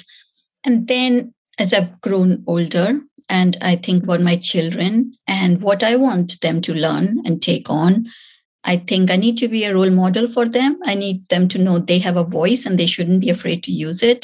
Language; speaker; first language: English; non-native, local second language; Hindi